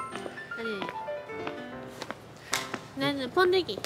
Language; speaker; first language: Korean; non-native, learner; Japanese